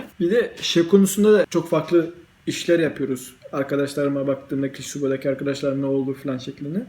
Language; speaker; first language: Turkish; early bilingual, heritage; Turkish